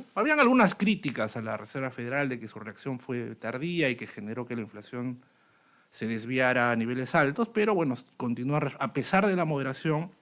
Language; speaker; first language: Spanish; native; Spanish